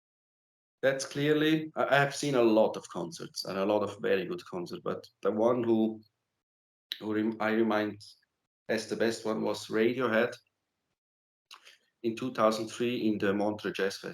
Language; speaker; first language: English; non-native, fluent; German